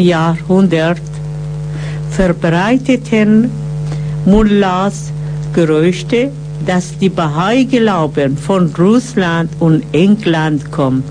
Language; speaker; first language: German; non-native, fluent; Persian